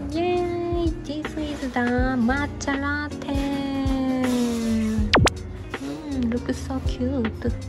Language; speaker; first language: English; non-native, learner; Japanese